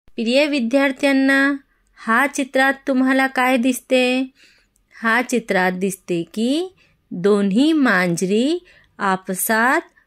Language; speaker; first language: Marathi; non-native, local second language; Urdu